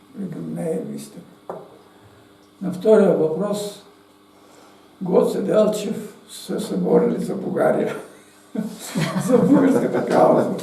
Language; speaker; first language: Bulgarian; native; Bulgarian